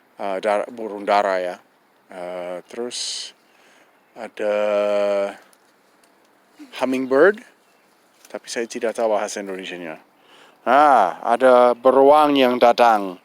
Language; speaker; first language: Indonesian; non-native, fluent; English